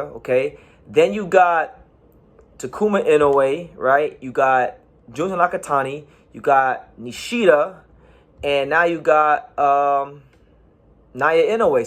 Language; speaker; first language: English; native; English